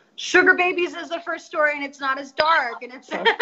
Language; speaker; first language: English; native; English